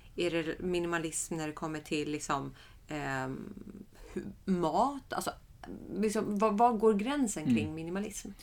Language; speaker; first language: Swedish; early bilingual, other home language; Persian